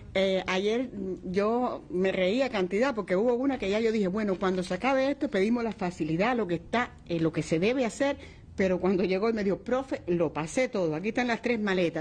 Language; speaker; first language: Spanish; native; Spanish